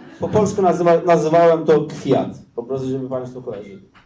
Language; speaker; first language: Polish; non-native, learner; Persian